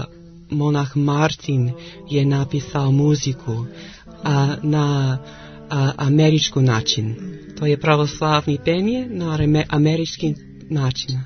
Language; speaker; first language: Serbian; non-native, learner; English